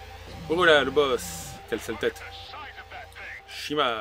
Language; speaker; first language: French; native; French